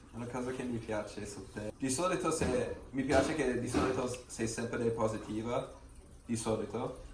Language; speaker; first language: Italian; non-native, learner; English